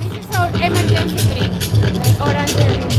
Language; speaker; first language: English; non-native, fluent; Spanish